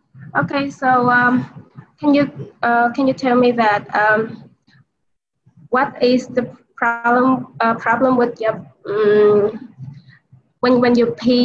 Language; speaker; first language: English; non-native, learner; Vietnamese